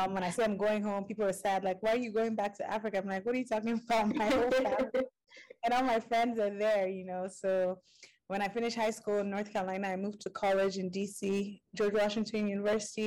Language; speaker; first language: English; non-native, local second language; Igbo